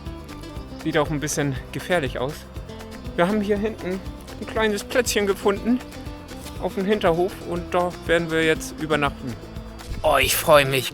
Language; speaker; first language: German; native; German